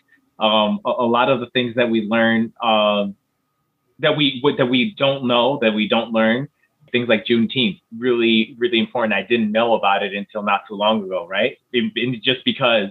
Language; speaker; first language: English; native; English